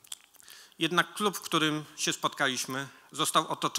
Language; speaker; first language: Polish; native; Polish